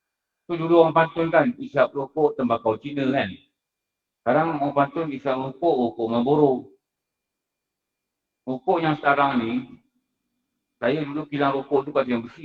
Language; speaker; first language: Malay; native; Malay